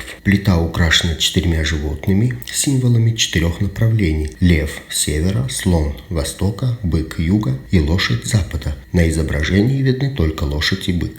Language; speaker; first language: Russian; native; Russian